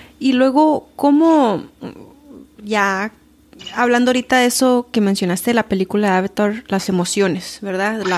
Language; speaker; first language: Spanish; early bilingual, heritage; Spanish